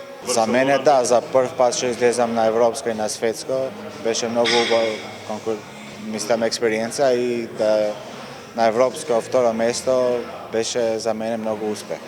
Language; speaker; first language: Macedonian; non-native, local second language; Albanian